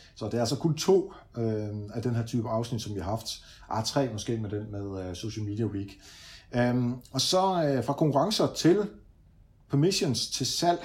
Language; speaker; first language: Danish; early bilingual, other home language; Dutch